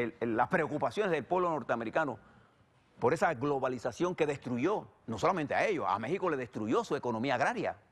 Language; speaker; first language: Spanish; native; Spanish